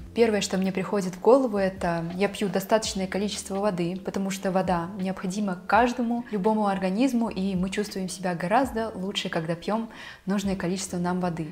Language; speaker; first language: Russian; native; Russian